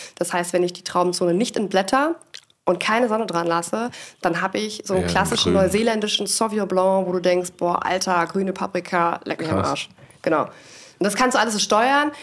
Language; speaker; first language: German; native; German